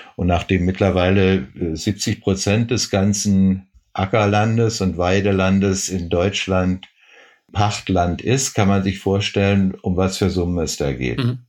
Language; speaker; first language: German; native; German